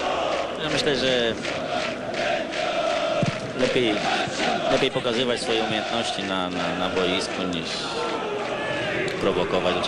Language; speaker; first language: Polish; native; Polish